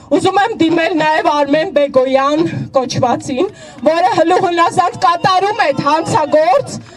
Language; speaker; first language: Armenian; native; Armenian